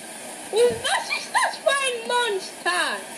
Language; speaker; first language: German; non-native, learner; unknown